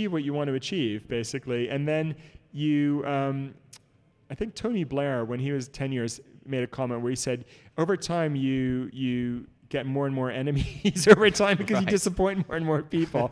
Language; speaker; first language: English; native; English